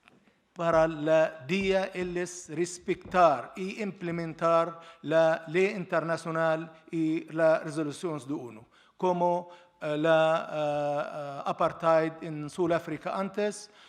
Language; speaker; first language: Spanish; non-native, learner; Arabic